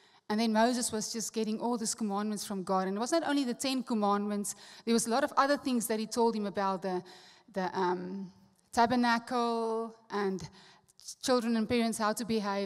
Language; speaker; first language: English; non-native, local second language; Afrikaans